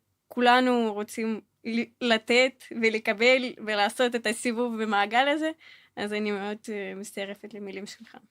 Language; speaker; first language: Hebrew; non-native, fluent; Russian